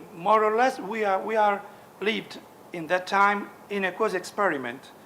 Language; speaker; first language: English; non-native, learner; Italian